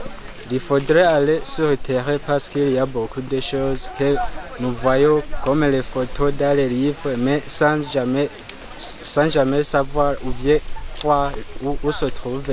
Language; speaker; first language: French; non-native, local second language; Rundi